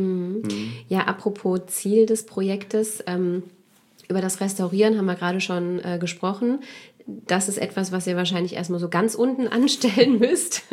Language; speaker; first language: German; native; German